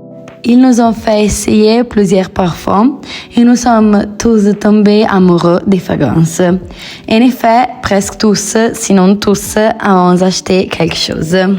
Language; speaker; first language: French; non-native, learner; Italian